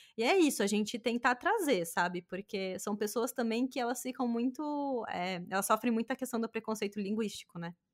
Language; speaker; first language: Portuguese; native; Portuguese